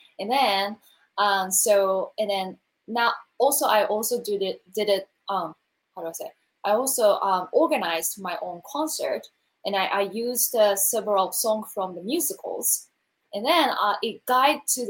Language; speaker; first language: English; non-native, learner; Japanese